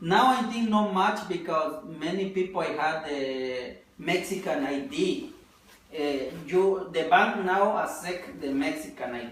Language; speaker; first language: English; non-native, learner; Spanish